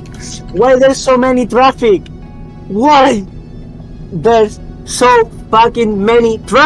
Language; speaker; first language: English; non-native, learner; Spanish